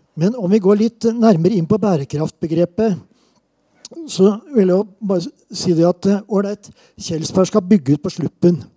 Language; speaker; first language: Norwegian; native; Norwegian